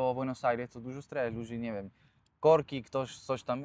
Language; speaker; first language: Polish; non-native, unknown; Spanish